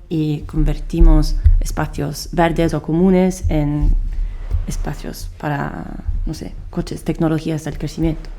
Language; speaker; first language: Spanish; non-native, fluent; Italian